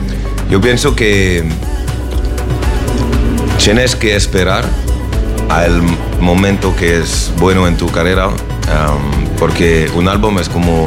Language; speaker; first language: Spanish; non-native, learner; French